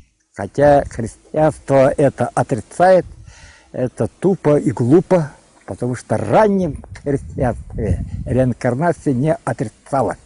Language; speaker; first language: Russian; non-native, local second language; Yakut